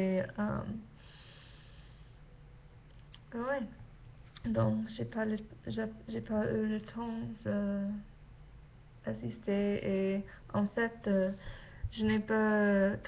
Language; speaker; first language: French; non-native, learner; English